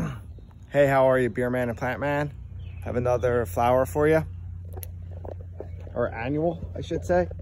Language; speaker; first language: English; native; English